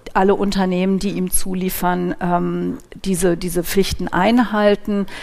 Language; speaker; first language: German; native; German